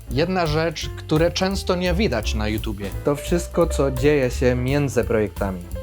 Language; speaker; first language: Polish; non-native, fluent; Spanish